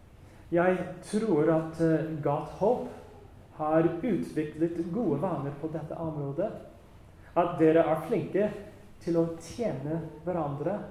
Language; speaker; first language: Norwegian; non-native, fluent; English